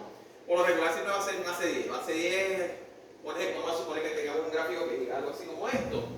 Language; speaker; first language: Spanish; native; Spanish